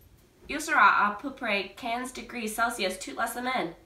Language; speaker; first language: French; non-native, learner; English